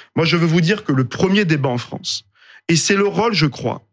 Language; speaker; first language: French; native; French